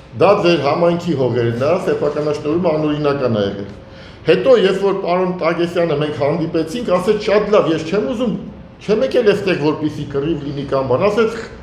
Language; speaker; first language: Armenian; native; Armenian